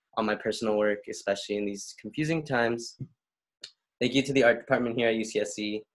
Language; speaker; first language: English; early bilingual, other home language; Spanish